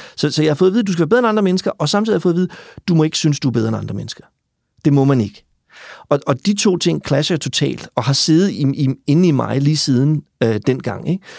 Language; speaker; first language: Danish; native; Danish